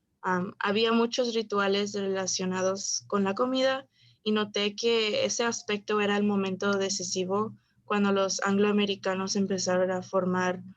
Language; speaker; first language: Spanish; early bilingual, heritage; Spanish